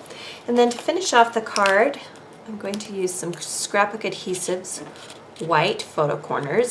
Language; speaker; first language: English; native; English